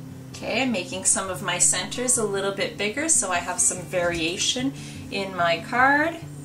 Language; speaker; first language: English; native; English